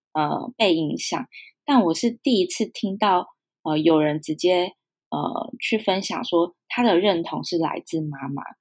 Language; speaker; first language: Chinese; native; Chinese